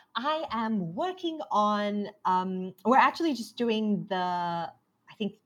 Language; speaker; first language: English; non-native, local second language; Sinhala